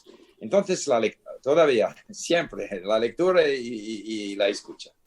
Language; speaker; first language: Spanish; non-native, fluent; English